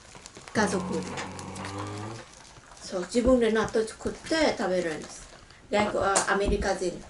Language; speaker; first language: Japanese; non-native, learner; Vietnamese